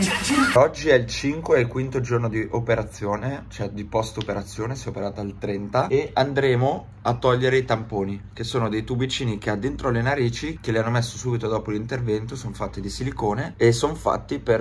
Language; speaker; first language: Italian; native; Italian